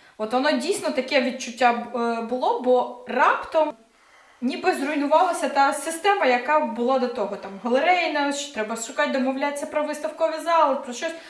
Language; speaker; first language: Ukrainian; non-native, local second language; Russian